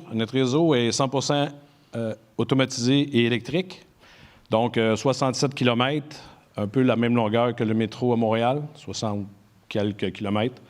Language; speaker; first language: French; native; French